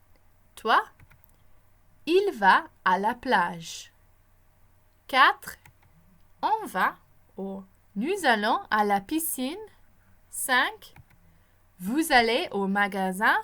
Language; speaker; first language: French; non-native, fluent; English